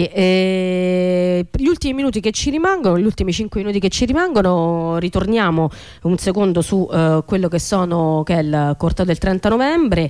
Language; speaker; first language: Italian; native; Italian